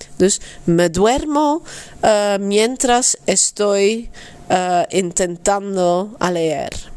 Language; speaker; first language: Spanish; non-native, fluent; Dutch